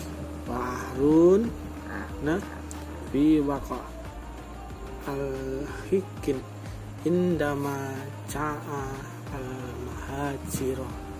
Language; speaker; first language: Arabic; non-native, learner; Indonesian